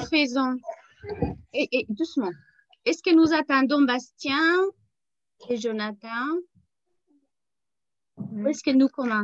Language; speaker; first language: French; native; French